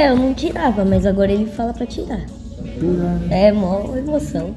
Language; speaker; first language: Portuguese; native; Portuguese